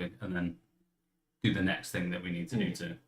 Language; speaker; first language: English; native; English